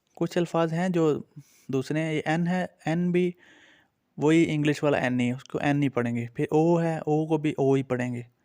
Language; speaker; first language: Urdu; native; Urdu